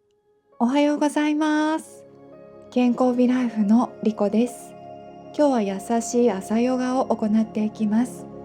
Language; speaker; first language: Japanese; native; Japanese